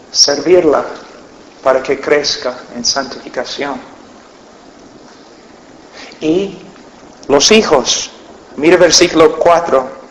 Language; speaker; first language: Spanish; non-native, fluent; English